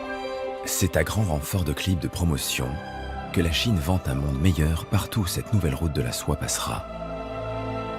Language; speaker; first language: French; native; French